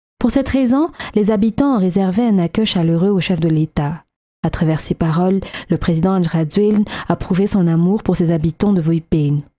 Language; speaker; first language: French; non-native, local second language; Malagasy